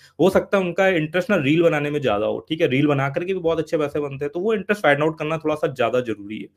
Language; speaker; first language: Hindi; native; Hindi